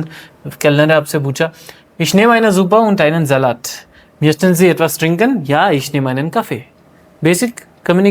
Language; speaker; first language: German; non-native, fluent; Hindi